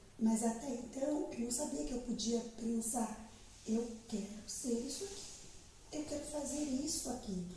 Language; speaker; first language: Portuguese; native; Portuguese